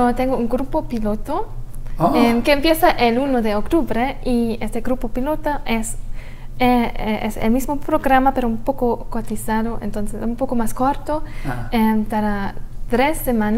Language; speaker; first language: Spanish; non-native, fluent; German